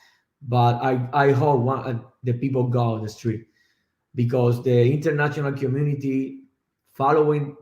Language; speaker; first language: English; non-native, learner; Spanish